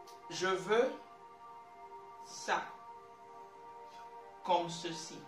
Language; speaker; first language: French; non-native, learner; English